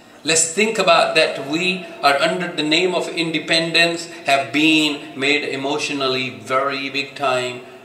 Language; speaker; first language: English; non-native, local second language; Punjabi